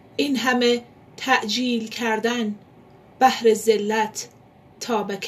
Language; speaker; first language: Persian; non-native, local second language; Pashto